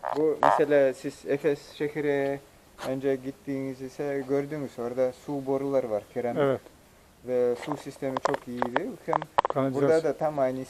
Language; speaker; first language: Turkish; non-native, local second language; Kyrgyz